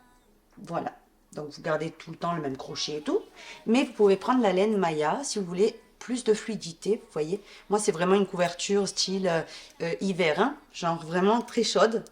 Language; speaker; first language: French; native; French